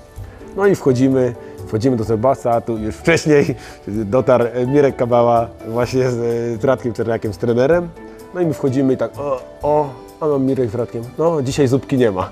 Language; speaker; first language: Polish; native; Polish